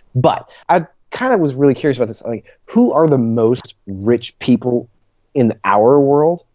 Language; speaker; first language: English; native; English